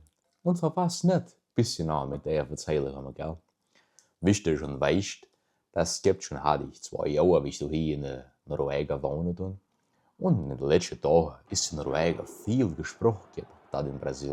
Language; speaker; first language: German; early bilingual, heritage; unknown